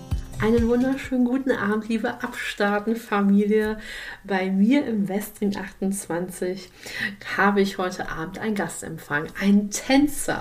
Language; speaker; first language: German; native; German